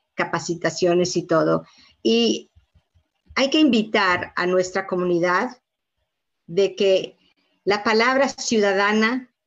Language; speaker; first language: Spanish; native; Spanish